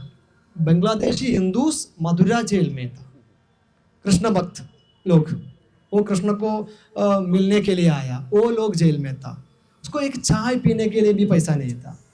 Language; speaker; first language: Hindi; non-native, local second language; Malayalam